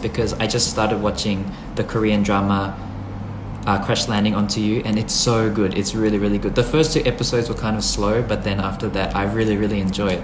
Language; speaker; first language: English; early bilingual, other home language; Thai